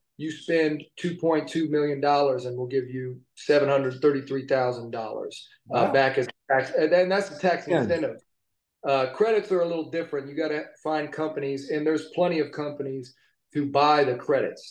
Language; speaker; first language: English; native; English